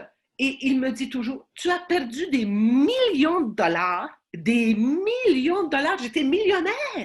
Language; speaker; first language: French; non-native, fluent; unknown